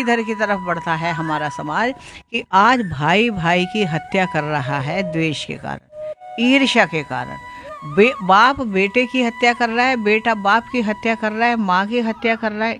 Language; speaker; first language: Hindi; native; Hindi